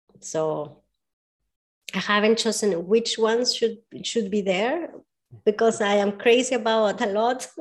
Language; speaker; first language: English; non-native, fluent; Spanish